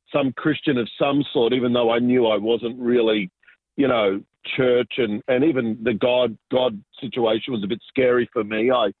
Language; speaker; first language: English; native; English